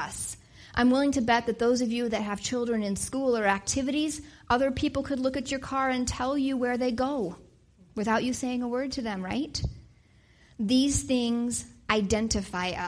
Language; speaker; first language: English; native; English